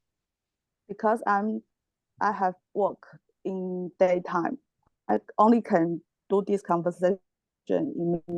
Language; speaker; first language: English; non-native, learner; Chinese